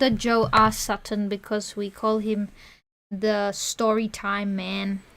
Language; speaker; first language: English; native; English